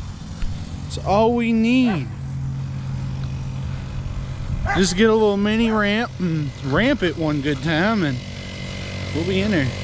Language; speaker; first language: English; native; English